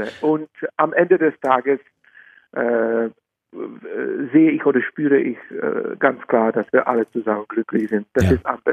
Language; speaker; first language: German; non-native, fluent; Czech